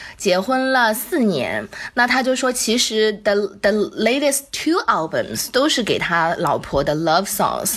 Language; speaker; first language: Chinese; native; Chinese